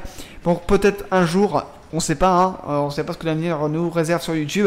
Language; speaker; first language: French; native; French